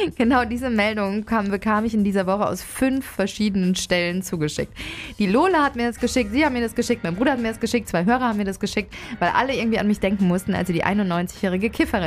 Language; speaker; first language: German; native; German